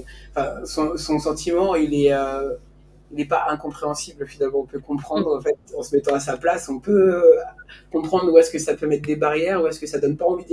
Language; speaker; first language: French; native; French